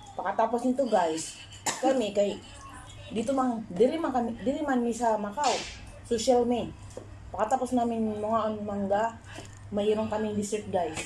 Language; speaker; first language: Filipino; non-native, local second language; Cebuano